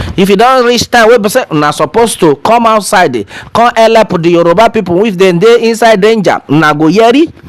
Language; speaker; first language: Nigerian Pidgin; non-native, local second language; Yoruba